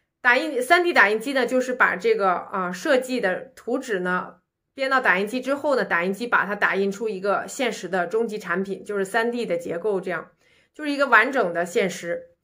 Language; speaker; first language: Chinese; native; Chinese